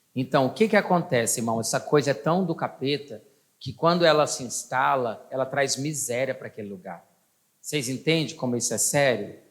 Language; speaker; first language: Portuguese; native; Portuguese